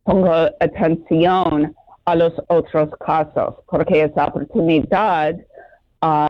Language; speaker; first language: Spanish; non-native, fluent; English